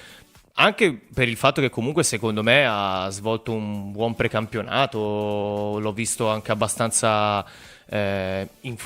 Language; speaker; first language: Italian; native; Italian